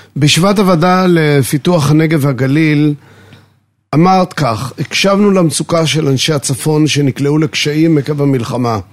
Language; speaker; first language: Hebrew; native; Hebrew